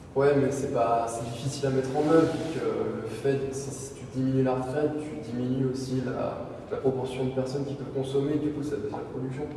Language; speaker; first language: French; native; French